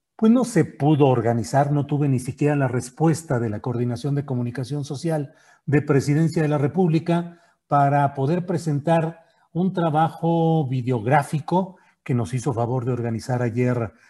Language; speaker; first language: Spanish; native; Spanish